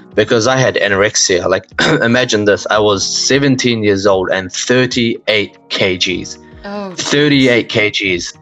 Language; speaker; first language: English; native; English